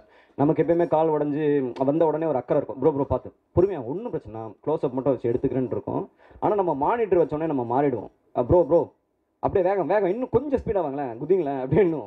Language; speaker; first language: Tamil; native; Tamil